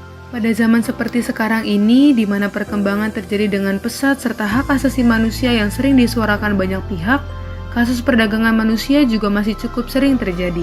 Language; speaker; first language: Indonesian; native; Indonesian